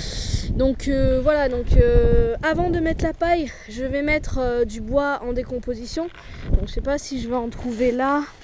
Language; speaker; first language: French; native; French